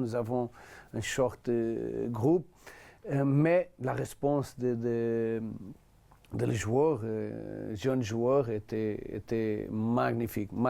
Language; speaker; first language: French; non-native, learner; Portuguese